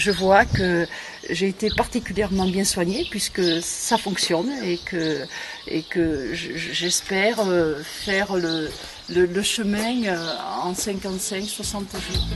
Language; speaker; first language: French; native; French